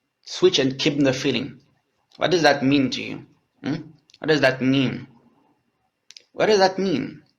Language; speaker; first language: English; non-native, learner; French